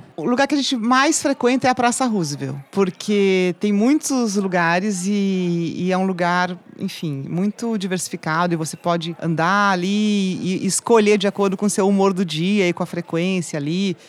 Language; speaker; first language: Portuguese; native; Portuguese